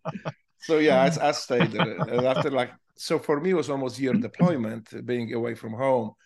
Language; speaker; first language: English; non-native, fluent; Polish